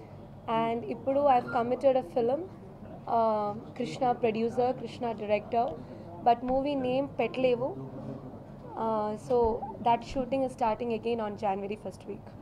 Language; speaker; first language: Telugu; non-native, local second language; Malayalam